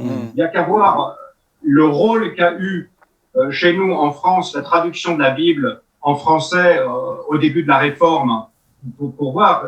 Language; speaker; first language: French; native; French